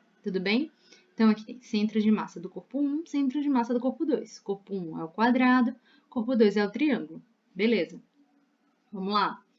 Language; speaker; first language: Portuguese; native; Portuguese